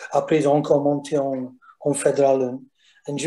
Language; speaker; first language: French; non-native, fluent; English